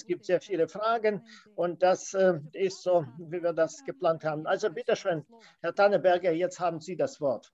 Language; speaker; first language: German; non-native, fluent; Ukrainian